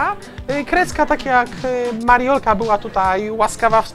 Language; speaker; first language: Polish; native; Polish